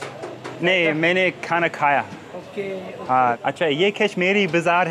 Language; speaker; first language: Hindi; non-native, learner; English